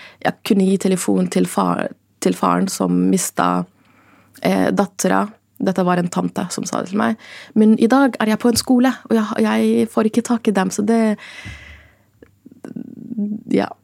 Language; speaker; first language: Norwegian; non-native, fluent; Arabic